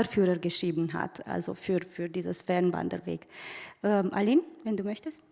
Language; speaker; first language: German; non-native, fluent; Romanian